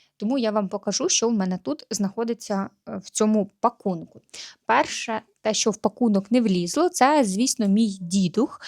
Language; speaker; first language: Ukrainian; native; Ukrainian